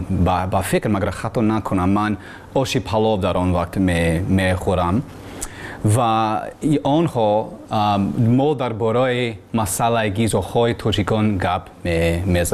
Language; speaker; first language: Persian; non-native, fluent; English